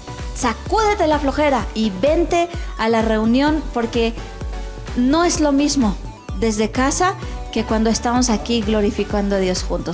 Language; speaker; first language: Spanish; native; Spanish